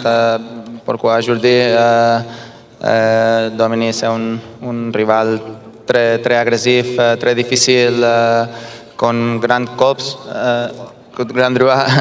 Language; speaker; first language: French; non-native, learner; Spanish